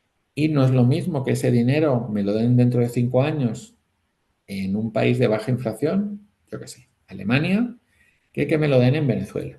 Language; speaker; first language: Spanish; native; Spanish